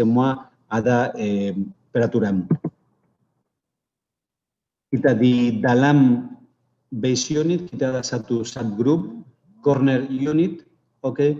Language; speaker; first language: Indonesian; non-native, fluent; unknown